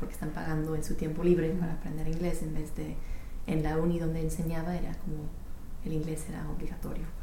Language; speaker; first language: Spanish; non-native, fluent; English